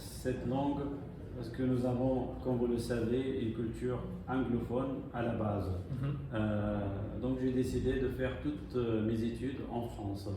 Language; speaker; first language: French; non-native, fluent; Arabic